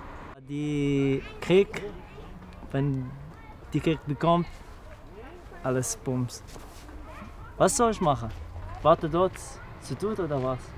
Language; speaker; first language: German; non-native, learner; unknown